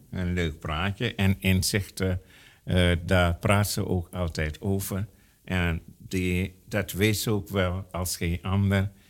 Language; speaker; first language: Dutch; native; Dutch